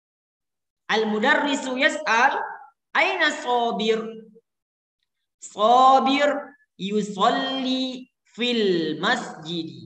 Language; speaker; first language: Arabic; non-native, fluent; Indonesian